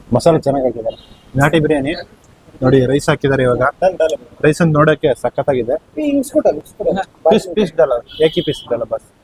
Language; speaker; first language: Kannada; native; Kannada